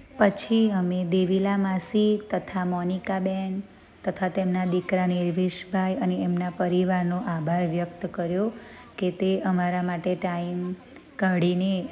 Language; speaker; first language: Gujarati; native; Gujarati